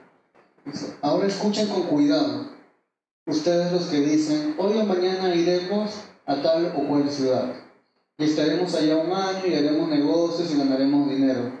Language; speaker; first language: Spanish; native; Spanish